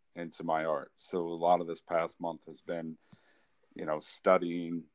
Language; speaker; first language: English; native; English